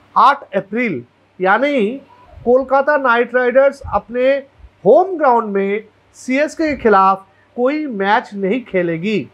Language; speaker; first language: Hindi; non-native, local second language; Bangla